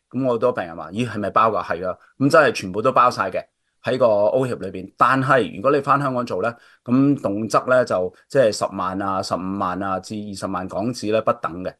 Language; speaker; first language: Cantonese; native; Cantonese